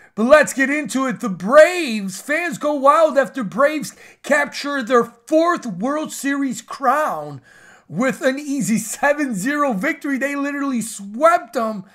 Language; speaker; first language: English; native; English